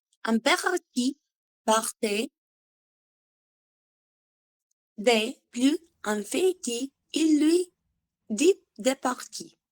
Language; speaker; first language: French; non-native, learner; Spanish